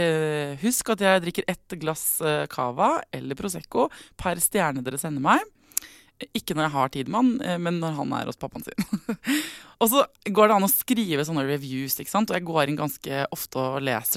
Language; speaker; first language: Norwegian; native; Norwegian